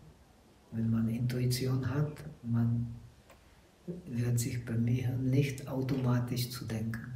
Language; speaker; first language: German; non-native, fluent; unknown